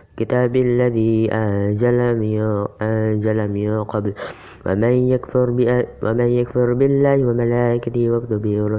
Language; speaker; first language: Arabic; non-native, learner; Indonesian